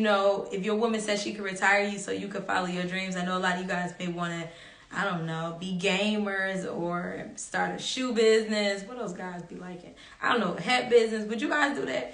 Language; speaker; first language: English; native; English